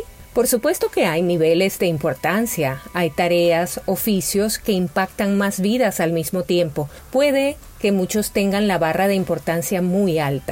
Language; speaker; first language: Spanish; native; Spanish